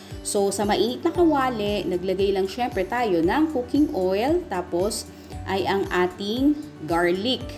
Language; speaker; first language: Filipino; non-native, local second language; Iloko